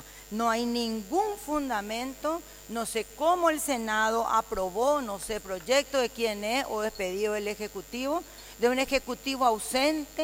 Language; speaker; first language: Spanish; native; Spanish